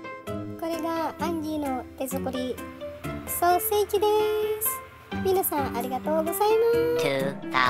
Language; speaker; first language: Japanese; non-native, fluent; Filipino